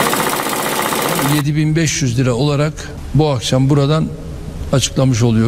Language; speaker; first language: Turkish; native; Turkish